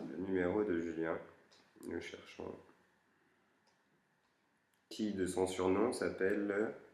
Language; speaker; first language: French; native; French